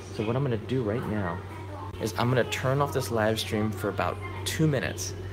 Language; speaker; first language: English; native; English